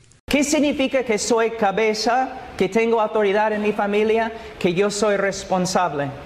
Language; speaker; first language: Spanish; non-native, fluent; English